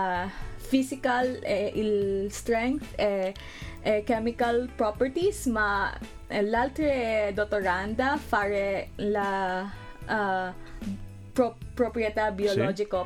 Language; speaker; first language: Italian; non-native, learner; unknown